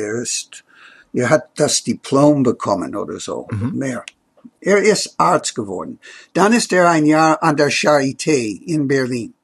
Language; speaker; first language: German; non-native, fluent; English